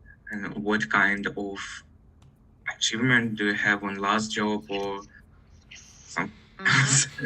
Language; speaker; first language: English; non-native, learner; Russian